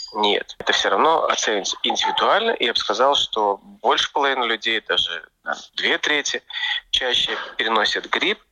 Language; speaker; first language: Russian; native; Russian